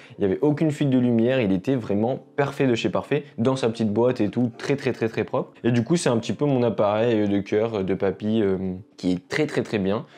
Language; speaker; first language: French; native; French